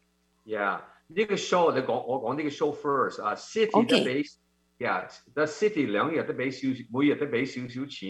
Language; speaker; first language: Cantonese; early bilingual, heritage; Cantonese